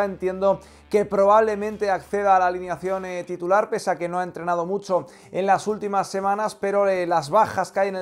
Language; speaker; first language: Spanish; native; Spanish